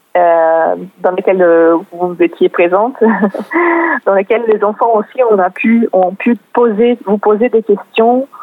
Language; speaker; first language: French; non-native, fluent; Portuguese